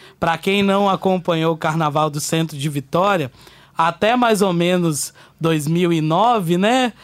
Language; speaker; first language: Portuguese; native; Portuguese